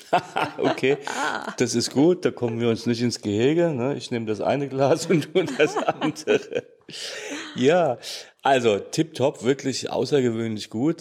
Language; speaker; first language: German; native; German